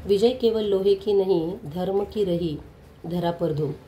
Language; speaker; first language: Hindi; non-native, local second language; Marathi